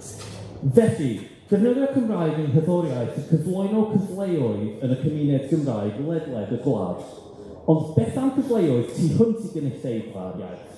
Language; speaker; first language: Welsh; non-native, fluent; English